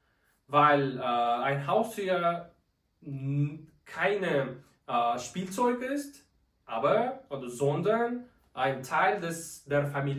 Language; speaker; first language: German; non-native, fluent; Uzbek